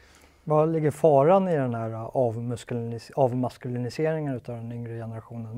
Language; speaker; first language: Swedish; native; Swedish